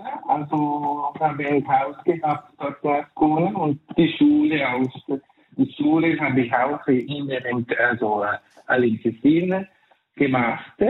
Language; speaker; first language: German; early bilingual, heritage; Italian